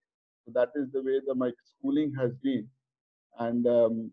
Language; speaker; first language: English; non-native, local second language; Hindi